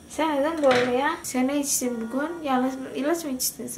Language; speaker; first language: Turkish; non-native, learner; Indonesian